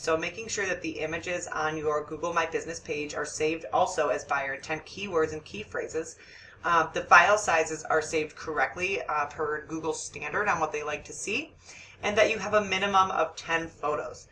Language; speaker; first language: English; native; English